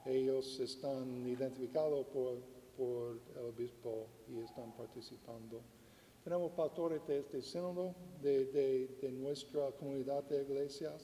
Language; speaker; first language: Spanish; non-native, fluent; English